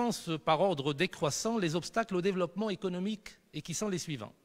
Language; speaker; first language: French; non-native, local second language; Arabic